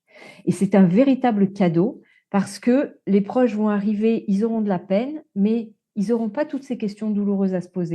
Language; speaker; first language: French; native; French